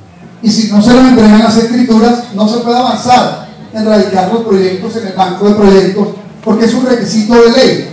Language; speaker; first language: Spanish; native; Spanish